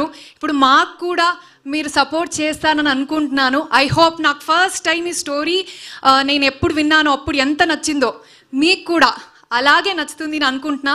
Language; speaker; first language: Telugu; non-native, learner; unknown